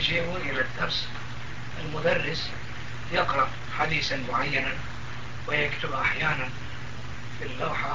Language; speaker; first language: Arabic; non-native, fluent; Turkish